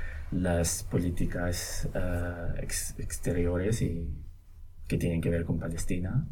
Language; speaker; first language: Spanish; non-native, local second language; Arabic